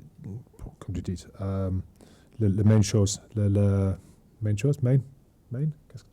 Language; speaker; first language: French; non-native, learner; English